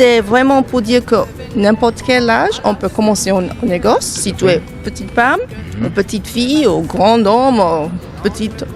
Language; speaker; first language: French; non-native, fluent; English